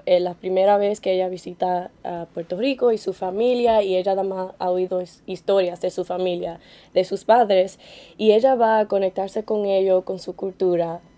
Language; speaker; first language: Spanish; early bilingual, heritage; Spanish